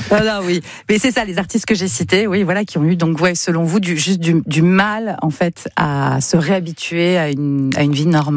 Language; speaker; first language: French; native; French